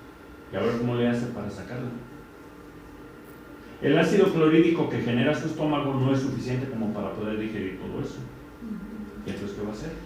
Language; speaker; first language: Spanish; native; Spanish